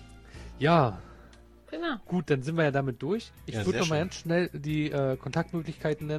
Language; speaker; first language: German; native; German